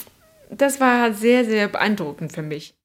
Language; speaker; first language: German; non-native, fluent; Chinese